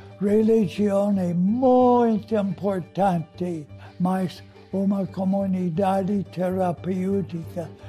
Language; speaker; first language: Portuguese; non-native, fluent; English